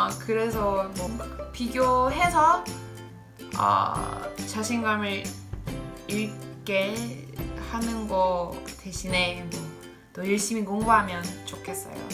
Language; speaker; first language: Korean; non-native, learner; English